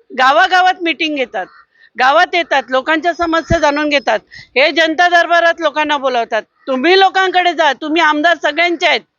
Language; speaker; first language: Marathi; native; Marathi